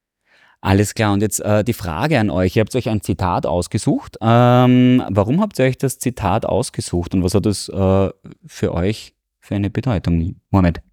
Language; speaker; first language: German; native; German